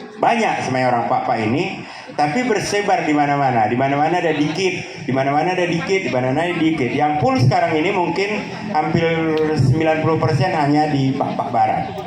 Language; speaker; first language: Indonesian; non-native, local second language; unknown